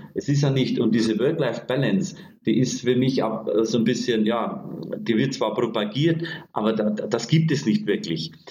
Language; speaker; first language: German; native; German